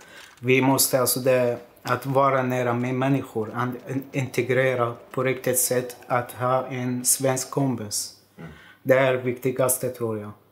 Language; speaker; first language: Swedish; non-native, fluent; Arabic